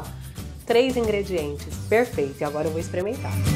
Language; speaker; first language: Portuguese; native; Portuguese